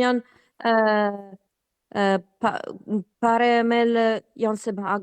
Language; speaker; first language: Korean; non-native, learner; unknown